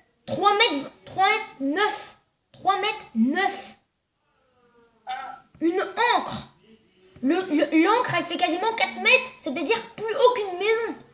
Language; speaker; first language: French; native; French